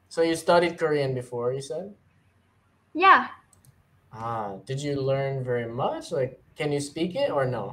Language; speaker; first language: English; native; English